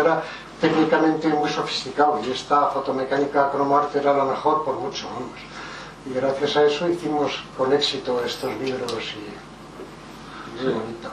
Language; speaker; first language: Spanish; early bilingual, other home language; French